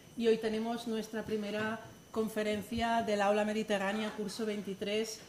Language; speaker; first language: Spanish; native; Spanish